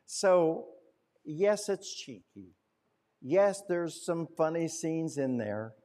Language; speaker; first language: English; native; English